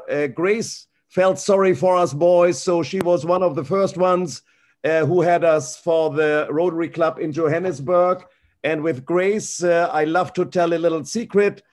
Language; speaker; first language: English; non-native, fluent; German